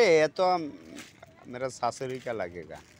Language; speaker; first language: Hindi; non-native, learner; Bangla